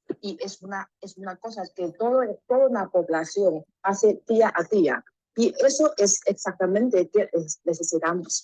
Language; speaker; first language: Spanish; non-native, learner; Chinese